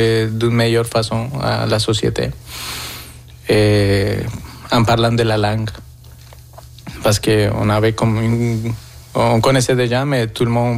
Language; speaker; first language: French; non-native, fluent; Spanish